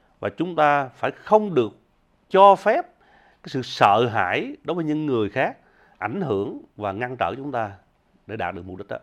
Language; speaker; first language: Vietnamese; early bilingual, heritage; Vietnamese